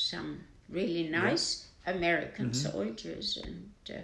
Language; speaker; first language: English; non-native, local second language; German